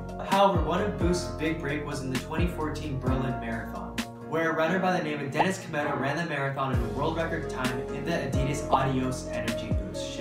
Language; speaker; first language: English; native; English